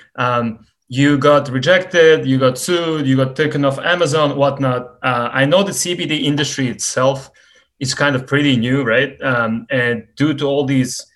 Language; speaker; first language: English; non-native, fluent; Serbian